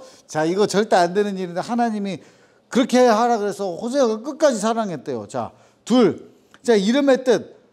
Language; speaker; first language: Korean; native; Korean